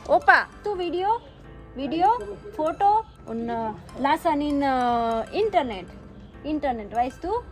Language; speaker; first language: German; non-native, learner; Gujarati